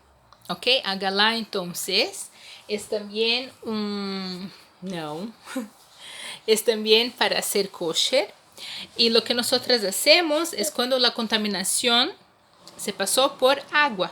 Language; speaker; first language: Spanish; non-native, fluent; Portuguese